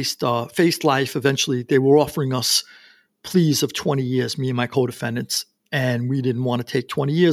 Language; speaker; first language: English; native; English